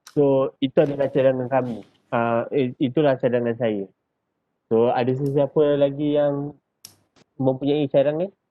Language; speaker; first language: Malay; native; Malay